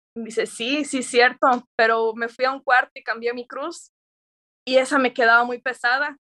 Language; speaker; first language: Spanish; early bilingual, other home language; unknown